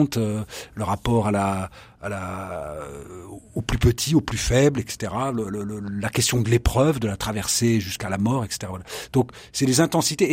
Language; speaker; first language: French; native; French